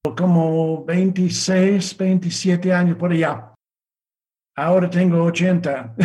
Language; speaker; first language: Spanish; non-native, fluent; English